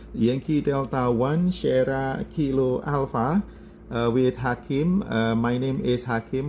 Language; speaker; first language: English; non-native, learner; Indonesian